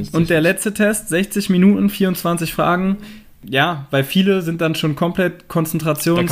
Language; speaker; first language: German; native; German